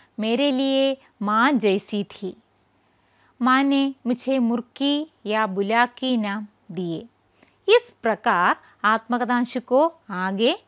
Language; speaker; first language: Hindi; non-native, local second language; Malayalam